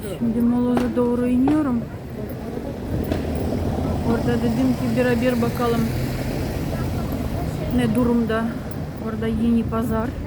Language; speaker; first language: Turkish; non-native, fluent; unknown